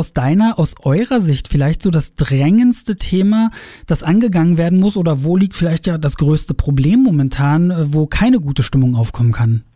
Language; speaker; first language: German; native; German